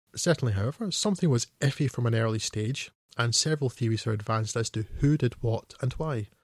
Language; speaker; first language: English; native; English